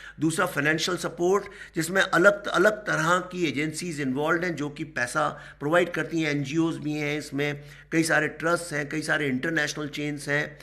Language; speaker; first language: Hindi; native; Hindi